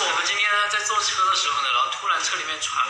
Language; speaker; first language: Chinese; native; Chinese